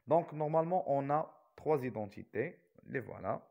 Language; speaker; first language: French; non-native, local second language; Arabic